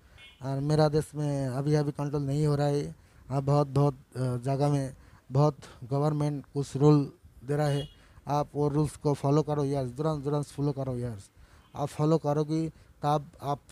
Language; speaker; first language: Hindi; non-native, learner; Bangla